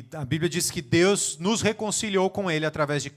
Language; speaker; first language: Portuguese; native; Portuguese